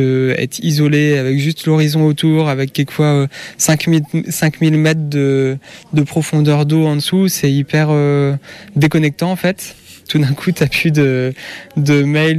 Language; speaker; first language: French; native; French